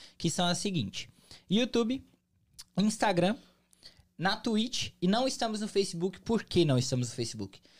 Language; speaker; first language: Portuguese; native; Portuguese